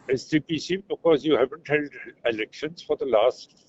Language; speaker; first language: English; non-native, local second language; Punjabi